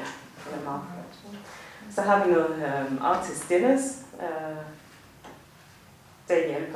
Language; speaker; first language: Danish; non-native, fluent; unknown